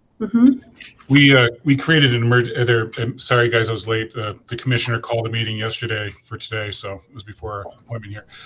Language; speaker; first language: English; native; English